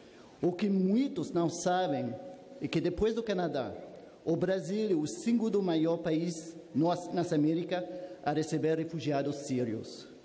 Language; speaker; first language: Portuguese; non-native, fluent; French